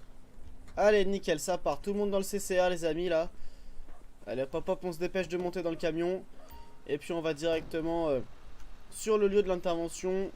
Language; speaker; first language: French; native; French